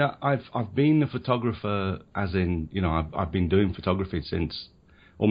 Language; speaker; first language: English; native; English